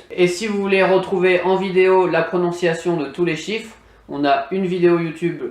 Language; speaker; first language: French; native; French